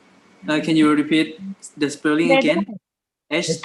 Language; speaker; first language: English; non-native, learner; Thai